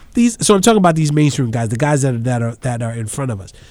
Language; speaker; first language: English; native; English